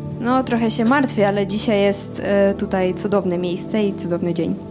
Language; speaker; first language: Polish; non-native, fluent; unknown